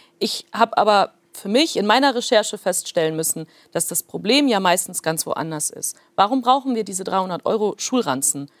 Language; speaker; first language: German; early bilingual, other home language; Plautdietsch